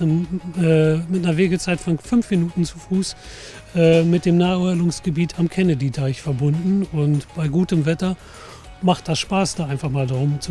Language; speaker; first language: German; native; German